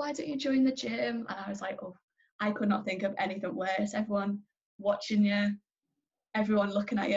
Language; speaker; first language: English; native; English